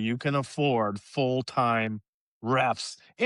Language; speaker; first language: English; native; English